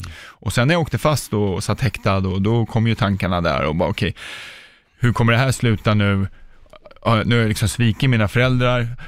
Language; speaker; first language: Swedish; early bilingual, other home language; Czech